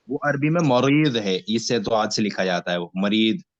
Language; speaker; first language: Hindi; native; Hindi